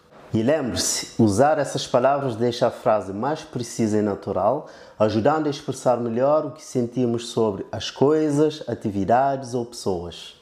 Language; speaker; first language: Portuguese; non-native, local second language; Kabuverdianu